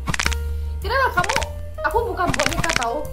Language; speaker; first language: Indonesian; early bilingual, other home language; Russian